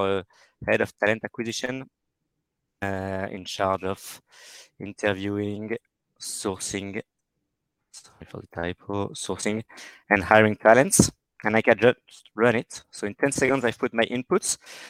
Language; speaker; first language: English; non-native, fluent; French